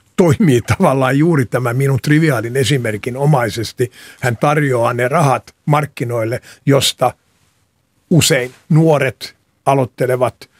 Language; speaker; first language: Finnish; non-native, local second language; Swedish